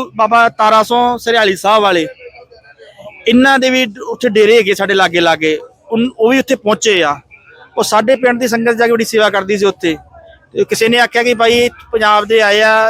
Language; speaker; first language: Punjabi; early bilingual, heritage; Punjabi